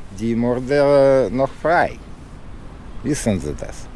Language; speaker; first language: German; non-native, learner; Russian